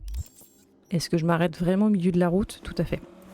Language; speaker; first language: French; native; French